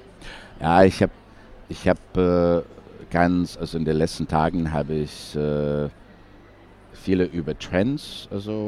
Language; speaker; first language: German; non-native, fluent; English